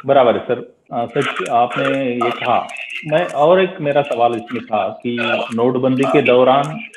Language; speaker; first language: Hindi; non-native, local second language; Marathi